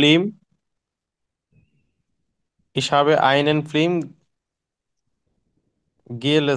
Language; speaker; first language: German; non-native, learner; Bangla